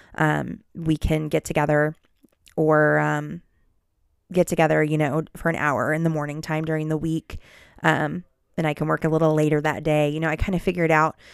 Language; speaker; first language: English; native; English